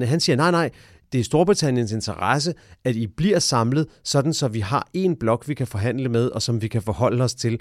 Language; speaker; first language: Danish; native; Danish